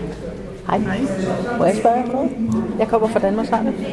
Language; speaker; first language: Danish; non-native, local second language; Norwegian